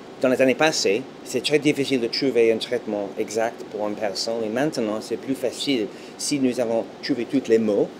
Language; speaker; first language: French; non-native, fluent; English